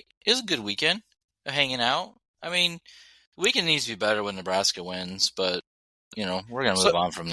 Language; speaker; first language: English; native; English